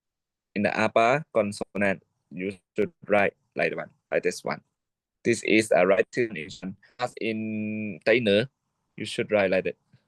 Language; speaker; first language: English; non-native, learner; Shan